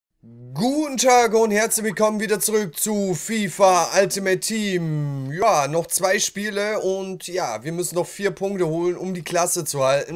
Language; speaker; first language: German; native; German